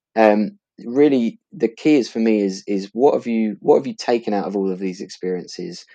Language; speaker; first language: English; native; English